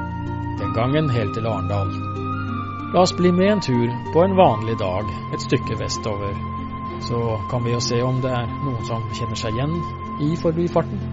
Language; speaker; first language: Norwegian; native; Norwegian